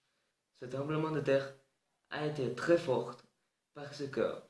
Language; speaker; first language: French; non-native, learner; Spanish